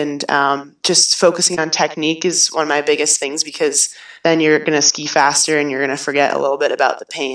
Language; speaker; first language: English; native; English